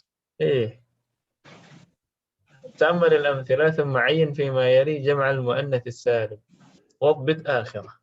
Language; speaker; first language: Arabic; non-native, fluent; Indonesian